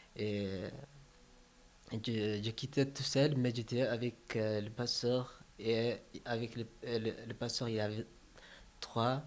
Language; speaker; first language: French; non-native, learner; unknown